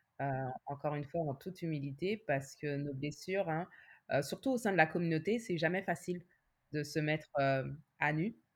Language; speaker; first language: French; native; French